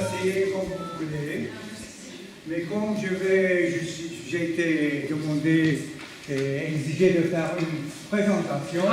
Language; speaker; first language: French; non-native, fluent; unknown